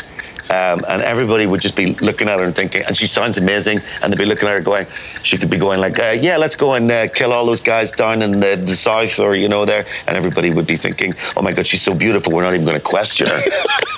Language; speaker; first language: English; native; English